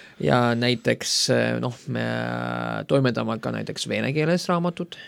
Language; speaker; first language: Estonian; non-native, local second language; Russian